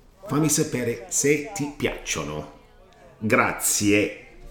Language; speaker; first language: Italian; non-native, learner; English